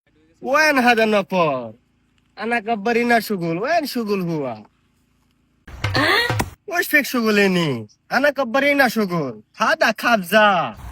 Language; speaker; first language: Arabic; non-native, learner; Bangla